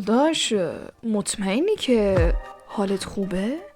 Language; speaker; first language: Persian; native; Persian